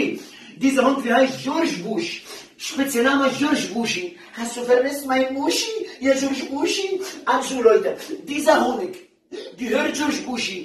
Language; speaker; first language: German; non-native, learner; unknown